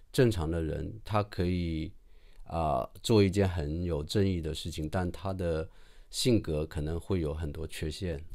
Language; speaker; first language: Chinese; native; Chinese